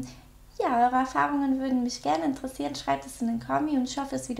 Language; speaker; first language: German; native; German